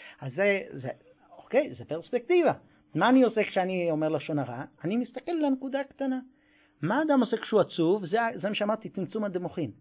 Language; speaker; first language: Hebrew; non-native, fluent; English